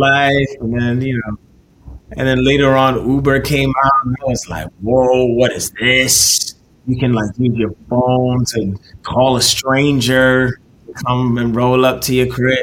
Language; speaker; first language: English; native; English